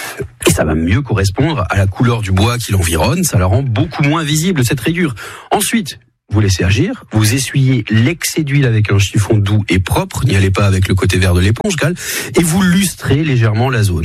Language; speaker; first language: French; native; French